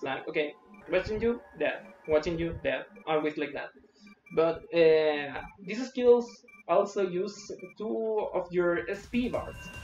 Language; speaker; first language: English; non-native, learner; Spanish